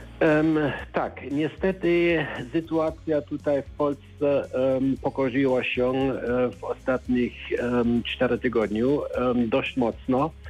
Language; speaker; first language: Polish; non-native, learner; German